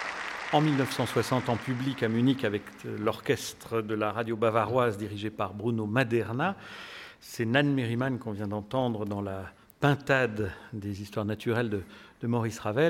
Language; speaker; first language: French; native; French